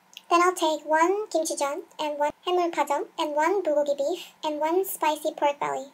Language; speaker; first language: English; non-native, fluent; Korean